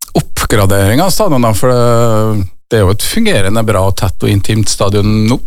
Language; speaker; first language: Norwegian; native; Norwegian